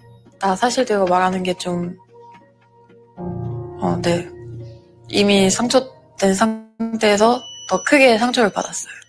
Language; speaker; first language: Korean; non-native, fluent; French